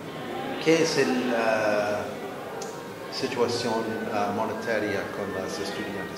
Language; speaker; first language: Spanish; non-native, learner; English